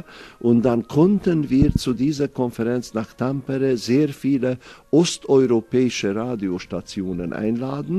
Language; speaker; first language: German; non-native, fluent; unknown